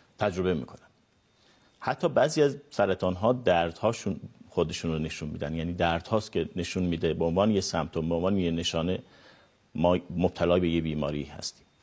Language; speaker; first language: Persian; native; Persian